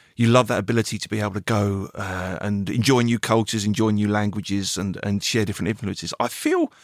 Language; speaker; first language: English; native; English